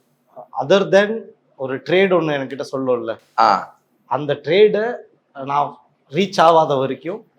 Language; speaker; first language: Tamil; native; Tamil